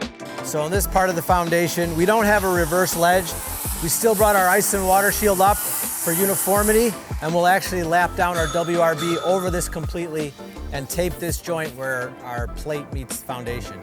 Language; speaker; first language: English; native; English